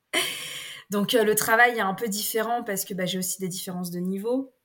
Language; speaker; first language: French; native; French